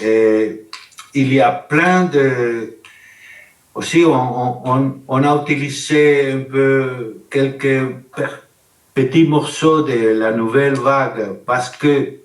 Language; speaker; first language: French; non-native, learner; Spanish